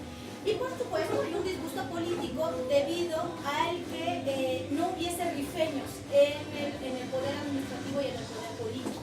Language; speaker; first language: Spanish; native; Spanish